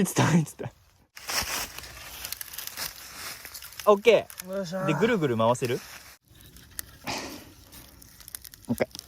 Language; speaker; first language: Japanese; native; Japanese